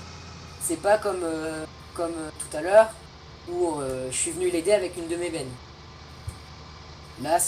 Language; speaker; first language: French; native; French